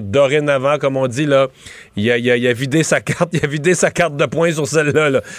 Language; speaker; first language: French; native; French